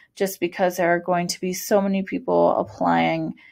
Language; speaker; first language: English; native; English